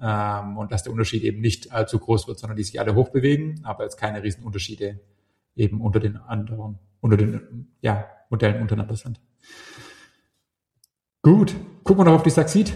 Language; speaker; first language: German; native; German